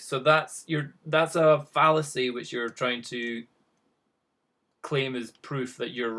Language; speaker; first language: English; native; English